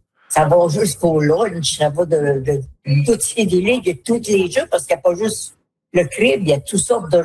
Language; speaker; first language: French; native; French